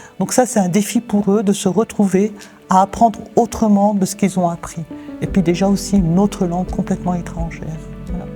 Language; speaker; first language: French; native; French